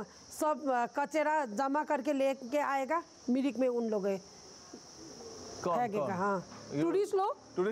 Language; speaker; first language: Hindi; non-native, local second language; Nepali